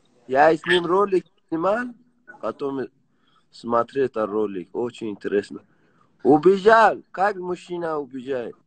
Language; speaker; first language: Russian; non-native, learner; Persian